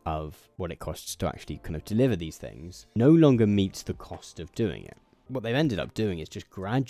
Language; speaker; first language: English; native; English